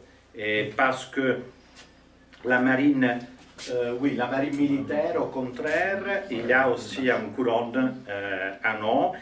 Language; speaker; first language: French; non-native, fluent; Italian